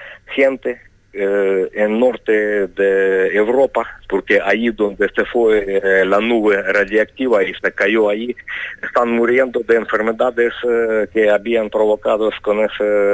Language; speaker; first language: Spanish; non-native, fluent; Ukrainian